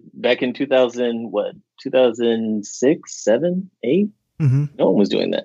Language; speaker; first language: English; native; English